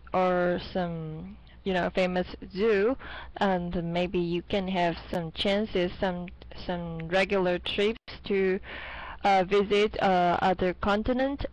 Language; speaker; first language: English; non-native, fluent; Chinese